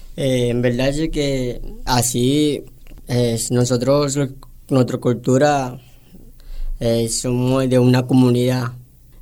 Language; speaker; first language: Portuguese; non-native, learner; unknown